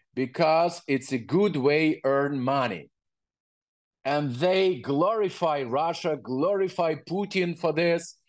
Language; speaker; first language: English; non-native, learner; Ukrainian